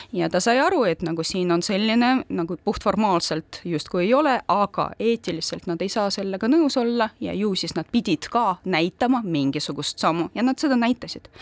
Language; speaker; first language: Estonian; non-native, local second language; Russian